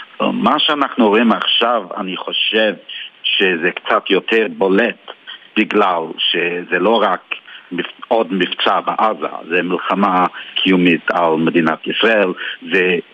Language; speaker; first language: Hebrew; non-native, fluent; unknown